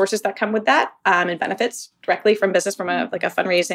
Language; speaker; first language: English; native; English